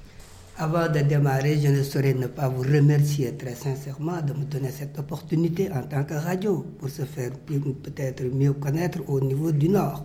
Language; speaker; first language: French; non-native, local second language; Wolof